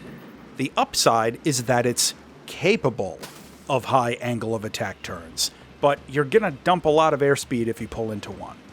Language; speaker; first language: English; native; English